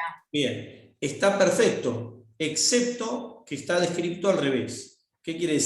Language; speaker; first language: Spanish; native; Spanish